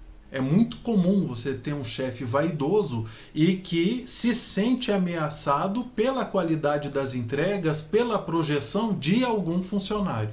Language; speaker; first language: Portuguese; native; Portuguese